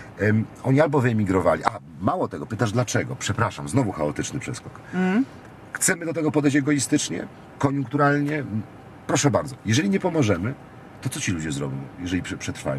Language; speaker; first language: Polish; native; Polish